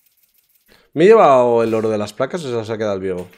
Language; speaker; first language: Spanish; native; Spanish